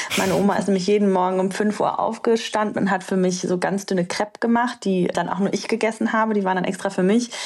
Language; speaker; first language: German; early bilingual, other home language; Romanian